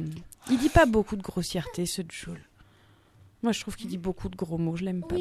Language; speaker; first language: French; native; French